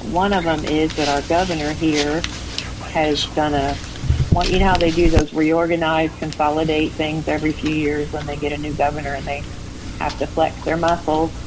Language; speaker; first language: English; native; English